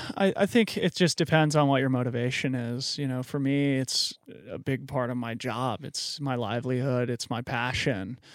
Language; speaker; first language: English; native; English